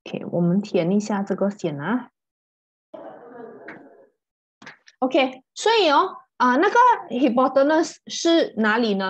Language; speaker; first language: Chinese; native; Chinese